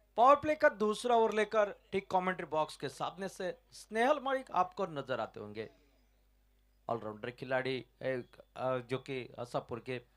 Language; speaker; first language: Hindi; non-native, local second language; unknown